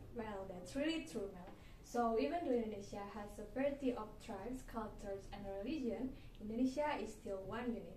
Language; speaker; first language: English; non-native, fluent; Indonesian